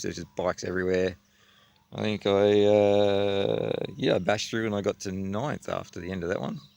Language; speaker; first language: English; native; English